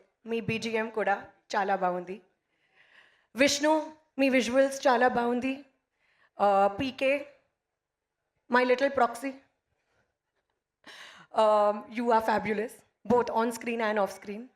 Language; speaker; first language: Telugu; non-native, learner; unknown